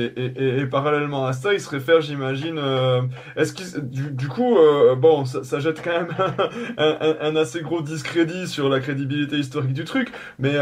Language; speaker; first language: French; native; French